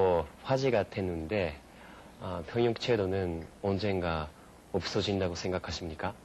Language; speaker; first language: Korean; non-native, fluent; Japanese